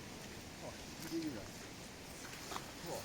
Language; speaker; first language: French; native; French